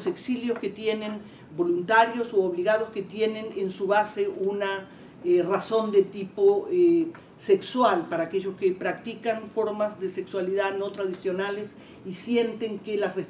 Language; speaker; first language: Spanish; native; Spanish